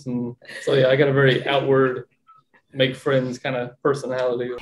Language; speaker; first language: English; native; English